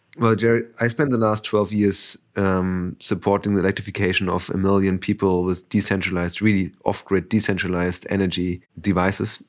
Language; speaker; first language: English; non-native, fluent; German